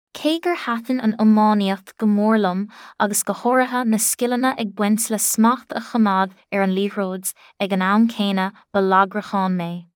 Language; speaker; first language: Irish; non-native, local second language; English